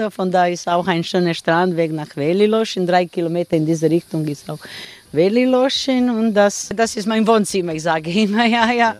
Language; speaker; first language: German; non-native, learner; Croatian